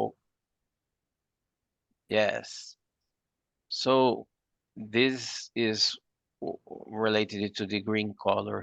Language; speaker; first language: English; non-native, fluent; Portuguese